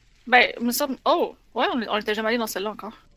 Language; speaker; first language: French; native; French